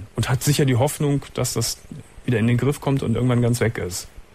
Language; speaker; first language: German; native; German